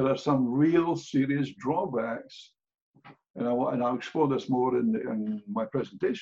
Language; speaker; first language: English; native; English